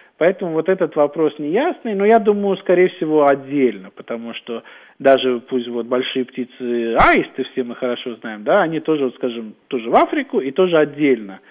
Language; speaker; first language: Russian; native; Russian